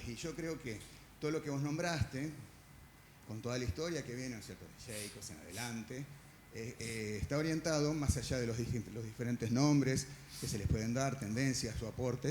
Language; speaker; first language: Spanish; native; Spanish